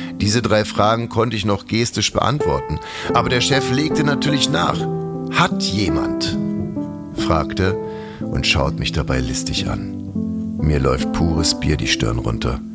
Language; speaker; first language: German; native; German